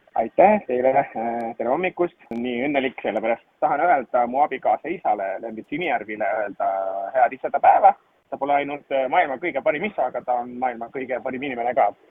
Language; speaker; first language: Estonian; non-native, fluent; Turkish